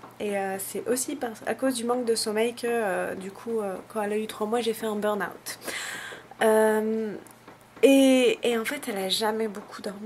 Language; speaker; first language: French; native; French